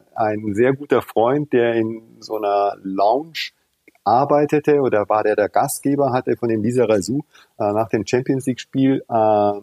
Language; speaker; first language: German; early bilingual, other home language; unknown